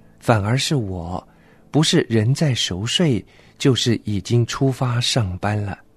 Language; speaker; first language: Chinese; non-native, local second language; Cantonese